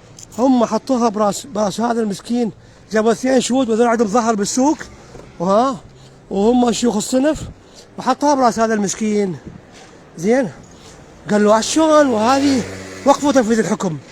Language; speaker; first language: Arabic; native; Arabic